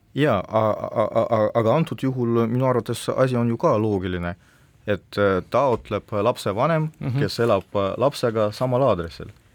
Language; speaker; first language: Estonian; non-native, local second language; Russian